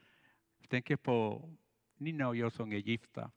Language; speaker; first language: Swedish; non-native, fluent; Spanish